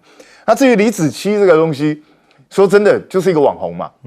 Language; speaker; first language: Chinese; native; Chinese